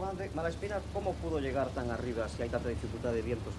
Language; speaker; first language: Spanish; native; Spanish